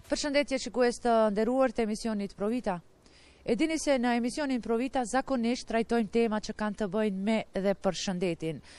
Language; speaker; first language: Albanian; native; Albanian